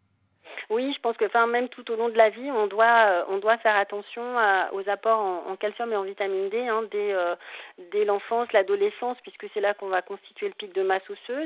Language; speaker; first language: French; native; French